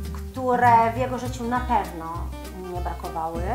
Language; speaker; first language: Polish; non-native, fluent; Italian